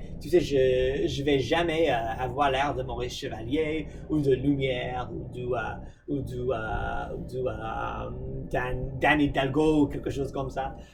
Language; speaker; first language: French; non-native, fluent; English